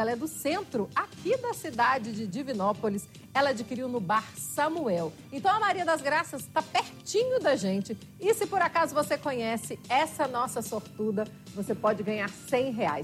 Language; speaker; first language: Portuguese; native; Portuguese